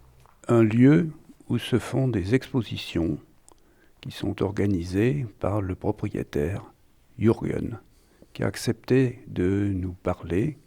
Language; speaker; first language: French; native; French